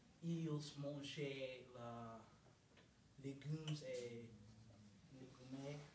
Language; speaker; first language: French; non-native, learner; English